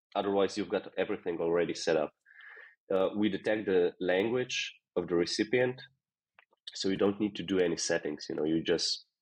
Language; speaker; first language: English; non-native, fluent; Slovenian